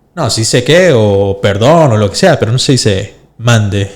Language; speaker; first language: Spanish; early bilingual, other home language; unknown